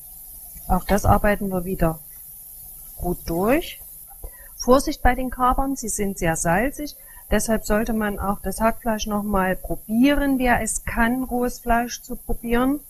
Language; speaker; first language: German; native; German